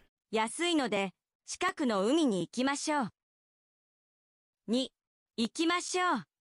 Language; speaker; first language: Japanese; non-native, learner; English